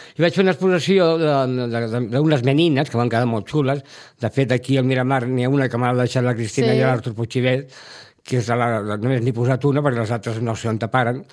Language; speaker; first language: Catalan; native; Catalan